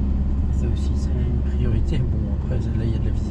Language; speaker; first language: French; native; French